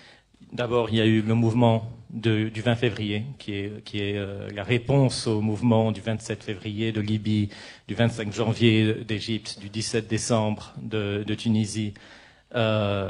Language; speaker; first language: French; non-native, local second language; Arabic